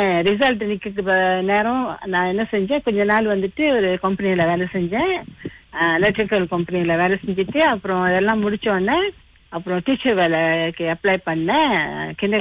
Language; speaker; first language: Tamil; early bilingual, heritage; Tamil